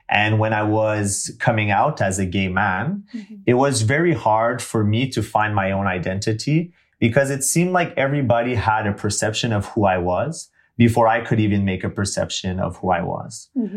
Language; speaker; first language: English; non-native, fluent; French